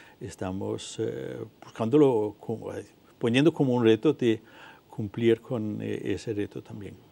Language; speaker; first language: Spanish; non-native, fluent; Danish